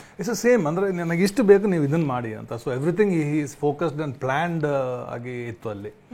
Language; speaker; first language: Kannada; non-native, local second language; Tulu